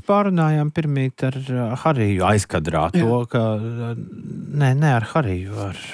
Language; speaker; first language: Latvian; native; Latvian